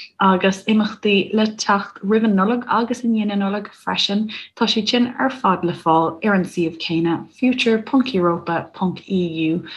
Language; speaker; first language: Irish; native; Irish